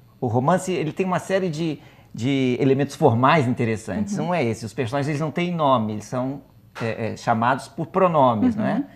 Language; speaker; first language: Portuguese; native; Portuguese